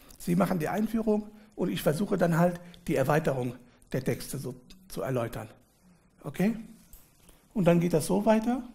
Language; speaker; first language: German; early bilingual, other home language; Arabic